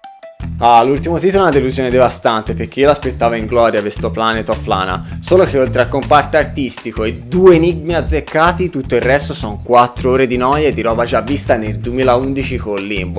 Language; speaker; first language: Italian; native; Italian